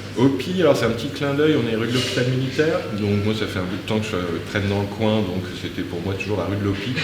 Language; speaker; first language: French; native; French